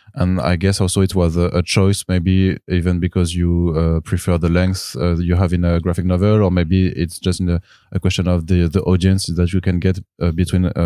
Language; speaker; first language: English; non-native, fluent; French